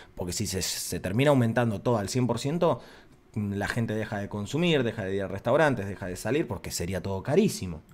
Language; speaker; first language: Spanish; native; Spanish